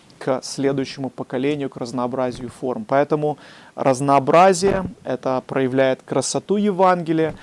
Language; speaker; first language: Russian; native; Russian